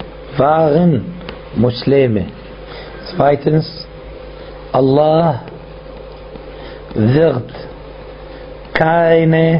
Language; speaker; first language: German; non-native, fluent; Arabic